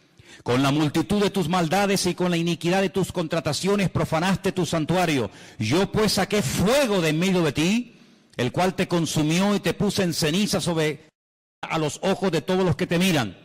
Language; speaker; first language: Spanish; native; Spanish